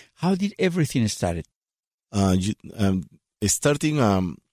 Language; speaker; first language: English; non-native, fluent; Spanish